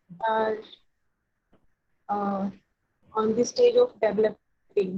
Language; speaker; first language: English; non-native, learner; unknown